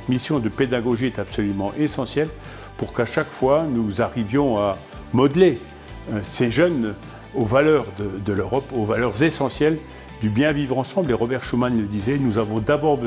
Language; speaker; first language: French; native; French